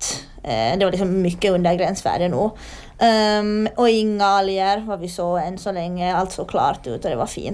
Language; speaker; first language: Swedish; native; Swedish